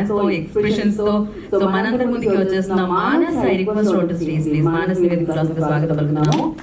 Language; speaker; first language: Telugu; native; Telugu